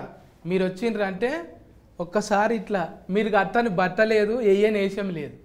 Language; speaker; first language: Telugu; native; Telugu